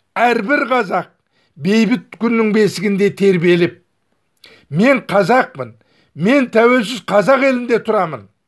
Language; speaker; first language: Kazakh; native; Kazakh